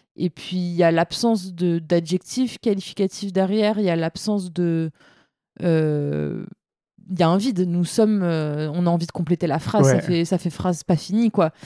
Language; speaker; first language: French; native; French